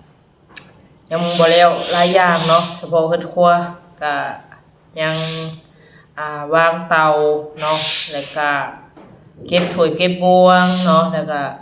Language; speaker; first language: Thai; non-native, local second language; Lao